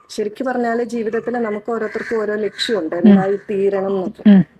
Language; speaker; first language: Malayalam; non-native, local second language; Tamil